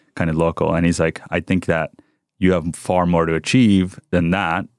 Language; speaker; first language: English; early bilingual, other home language; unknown